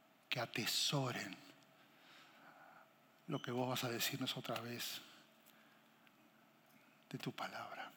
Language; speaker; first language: Spanish; native; Spanish